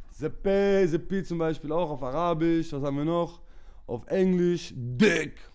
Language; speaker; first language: German; early bilingual, other home language; Turkish